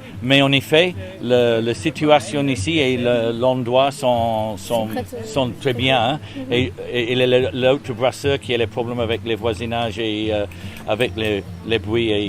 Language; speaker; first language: French; non-native, learner; English